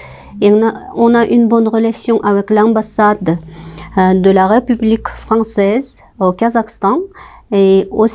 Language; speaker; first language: French; non-native, fluent; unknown